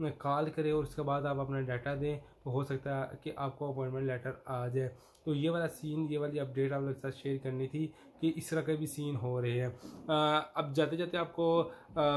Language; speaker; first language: Urdu; non-native, local second language; Punjabi